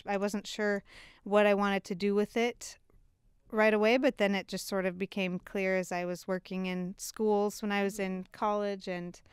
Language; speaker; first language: English; native; English